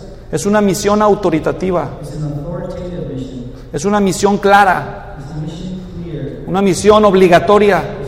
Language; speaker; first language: Spanish; native; Spanish